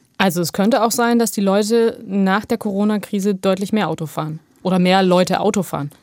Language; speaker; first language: German; native; German